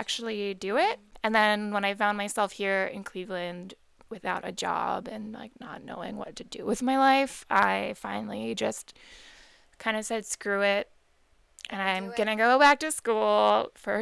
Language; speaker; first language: English; native; English